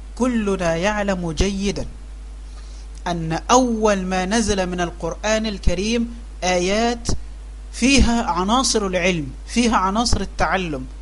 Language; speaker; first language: Arabic; native; Arabic